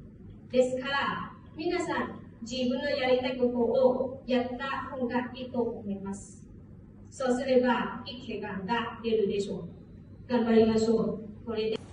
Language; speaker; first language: Japanese; non-native, fluent; Hmong